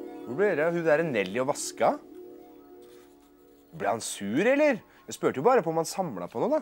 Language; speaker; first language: Norwegian; native; Norwegian